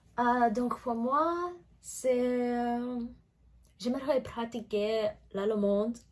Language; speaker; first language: French; non-native, learner; English